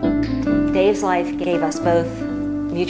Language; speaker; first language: English; native; English